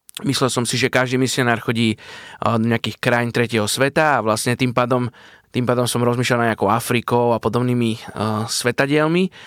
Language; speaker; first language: Slovak; native; Slovak